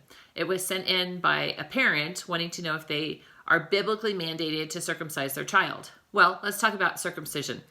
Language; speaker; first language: English; native; English